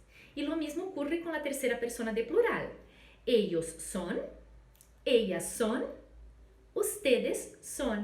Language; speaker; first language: Spanish; non-native, fluent; Portuguese